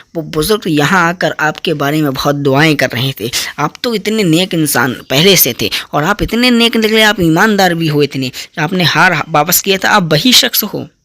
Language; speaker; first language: Urdu; native; Urdu